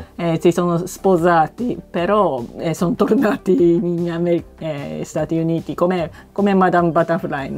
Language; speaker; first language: Italian; non-native, learner; Japanese